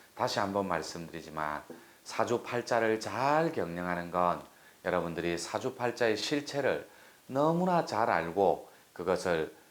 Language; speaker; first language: Korean; native; Korean